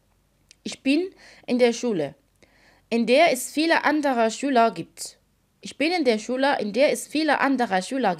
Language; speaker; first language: German; non-native, fluent; Arabic